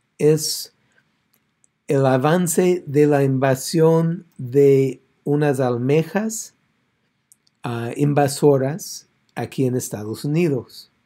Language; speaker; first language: Spanish; non-native, fluent; English